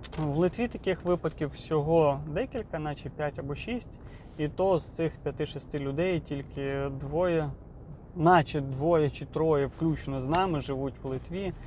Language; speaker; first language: Ukrainian; non-native, local second language; Russian